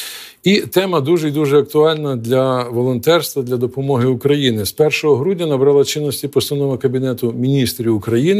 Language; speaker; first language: Ukrainian; native; Ukrainian